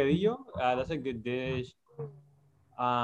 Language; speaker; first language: English; non-native, fluent; Spanish